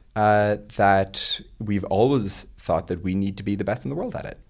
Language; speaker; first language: English; native; English